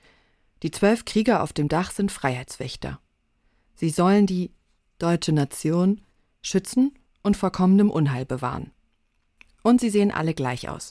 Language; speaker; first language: German; native; German